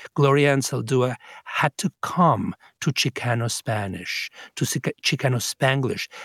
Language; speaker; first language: English; non-native, fluent; Spanish